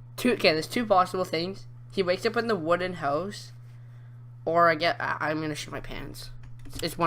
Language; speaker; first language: English; native; English